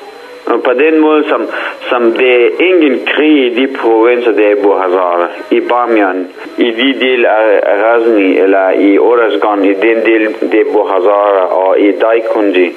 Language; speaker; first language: Danish; non-native, fluent; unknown